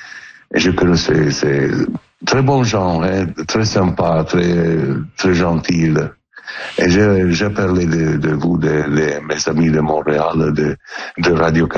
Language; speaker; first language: French; non-native, learner; Italian